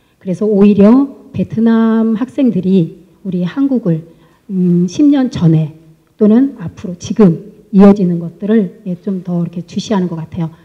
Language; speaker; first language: Korean; native; Korean